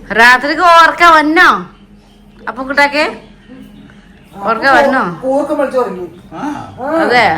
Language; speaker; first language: Malayalam; non-native, fluent; Nepali